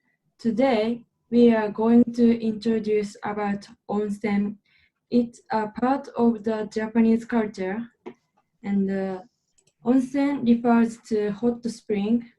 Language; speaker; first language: English; non-native, learner; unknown